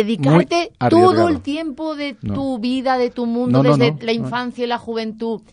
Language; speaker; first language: Spanish; native; Spanish